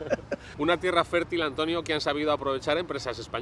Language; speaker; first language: Spanish; native; Spanish